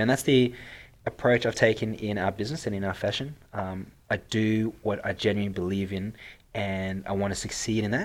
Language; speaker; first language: English; native; English